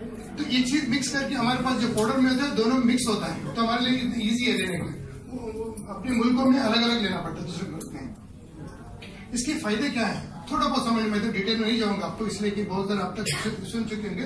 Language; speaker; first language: Hindi; native; Hindi